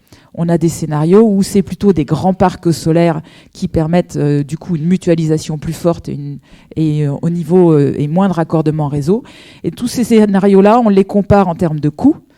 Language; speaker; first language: French; native; French